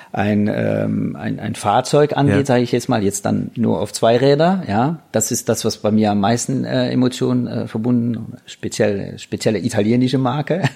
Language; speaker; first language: German; non-native, fluent; French